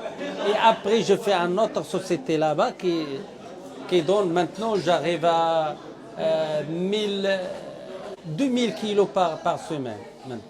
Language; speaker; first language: French; non-native, learner; Arabic